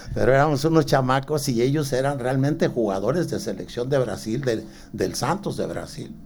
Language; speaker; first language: Spanish; native; Spanish